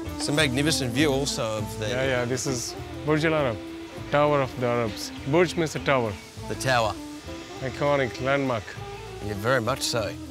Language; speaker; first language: English; native; English